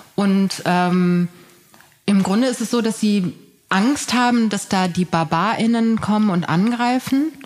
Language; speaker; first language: German; early bilingual, other home language; Persian